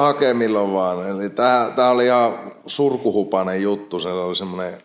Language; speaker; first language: Finnish; native; Finnish